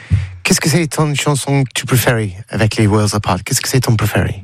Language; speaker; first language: French; non-native, learner; English